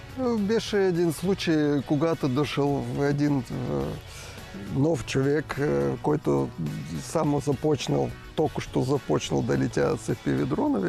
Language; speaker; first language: Bulgarian; non-native, learner; Russian